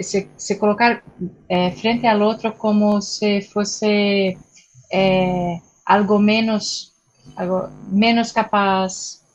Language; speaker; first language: Spanish; non-native, fluent; Portuguese